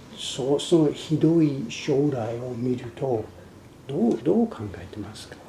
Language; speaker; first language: Japanese; non-native, fluent; English